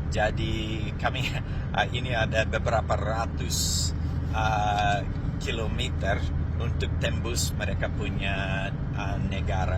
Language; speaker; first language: Indonesian; non-native, fluent; English